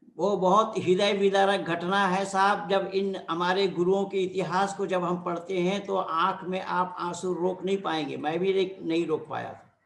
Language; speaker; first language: Hindi; non-native, local second language; Bangla